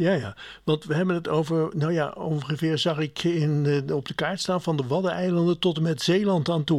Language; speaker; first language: Dutch; native; Dutch